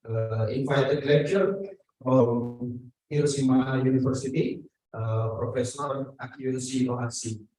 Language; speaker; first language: English; non-native, learner; Indonesian